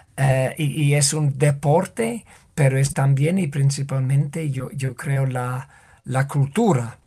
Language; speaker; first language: Spanish; non-native, fluent; English